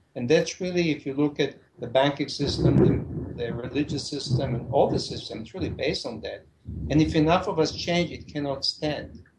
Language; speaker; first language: English; non-native, fluent; Hebrew